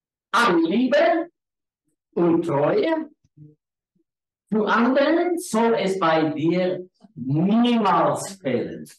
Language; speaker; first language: German; non-native, learner; Afrikaans